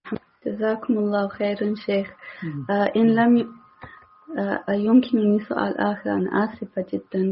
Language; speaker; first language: Arabic; non-native, learner; English